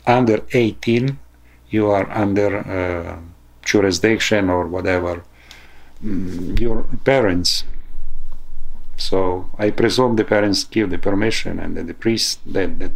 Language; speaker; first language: English; non-native, fluent; Ukrainian